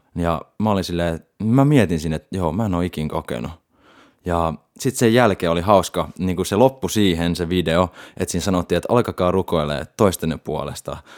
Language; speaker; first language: Finnish; native; Finnish